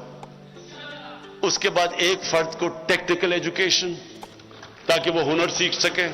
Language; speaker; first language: Urdu; native; Urdu